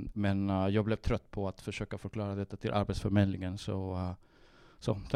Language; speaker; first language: Swedish; early bilingual, heritage; Swedish